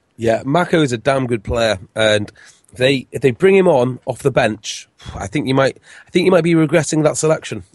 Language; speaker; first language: English; native; English